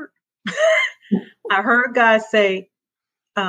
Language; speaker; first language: English; native; English